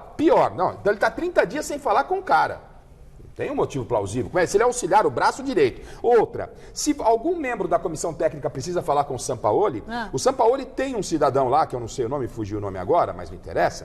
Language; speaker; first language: Portuguese; native; Portuguese